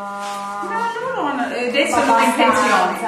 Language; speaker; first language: Italian; non-native, learner; English